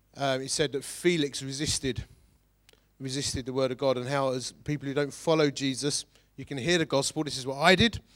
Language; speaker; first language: English; native; English